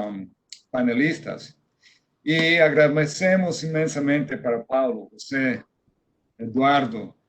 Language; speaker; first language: Portuguese; non-native, fluent; Spanish